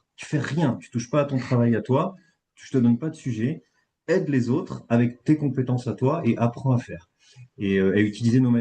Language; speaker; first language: French; native; French